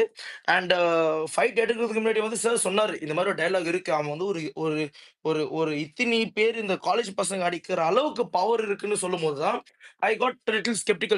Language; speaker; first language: Tamil; native; Tamil